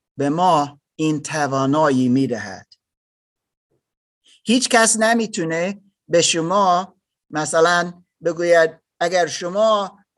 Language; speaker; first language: Persian; non-native, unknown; English